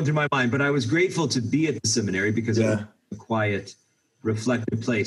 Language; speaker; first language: English; native; English